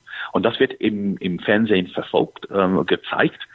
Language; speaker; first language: German; non-native, fluent; English